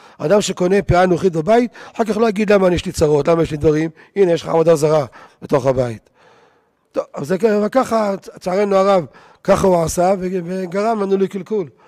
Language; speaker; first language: Hebrew; native; Hebrew